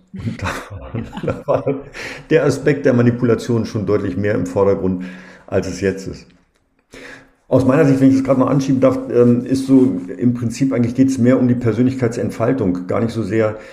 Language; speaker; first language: German; native; German